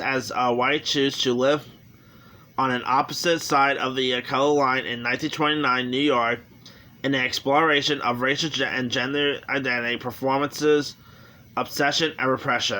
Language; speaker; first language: English; native; English